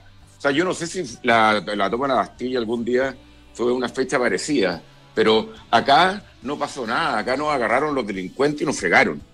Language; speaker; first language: Spanish; native; Spanish